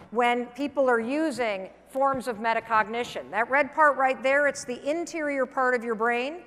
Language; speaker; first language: English; native; English